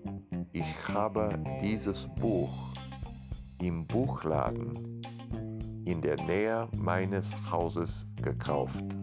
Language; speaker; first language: German; non-native, learner; Spanish